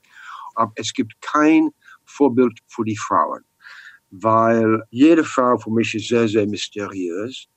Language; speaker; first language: German; non-native, learner; English